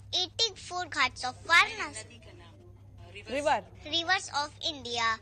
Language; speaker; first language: Hindi; native; Hindi